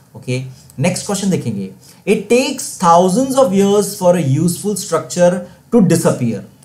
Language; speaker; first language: Hindi; non-native, local second language; Marathi